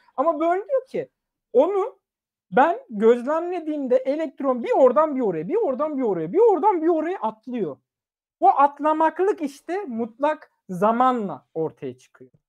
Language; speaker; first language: Turkish; early bilingual, other home language; German